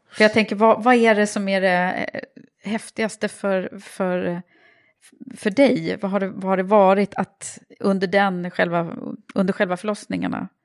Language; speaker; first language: Swedish; native; Swedish